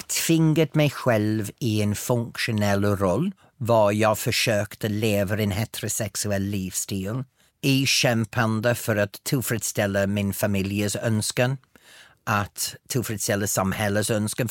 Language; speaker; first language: Swedish; non-native, fluent; English